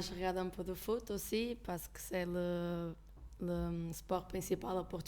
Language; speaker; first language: French; non-native, fluent; Portuguese